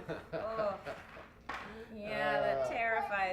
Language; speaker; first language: English; native; English